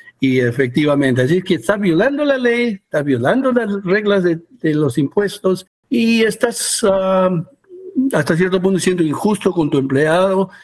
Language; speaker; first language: Spanish; early bilingual, heritage; Spanish